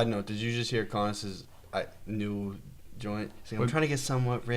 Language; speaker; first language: English; native; English